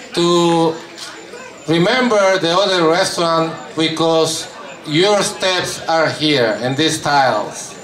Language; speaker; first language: English; non-native, fluent; Spanish